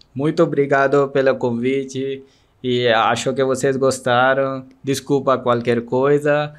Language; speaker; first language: Portuguese; non-native, learner; Marathi